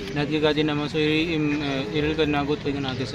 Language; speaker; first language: Korean; non-native, learner; Punjabi